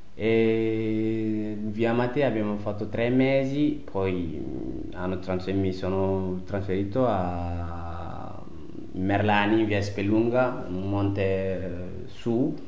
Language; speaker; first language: Italian; non-native, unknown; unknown